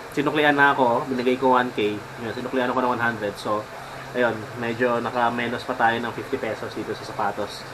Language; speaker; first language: Filipino; native; Filipino